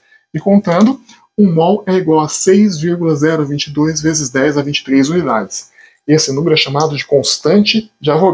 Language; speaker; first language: Portuguese; native; Portuguese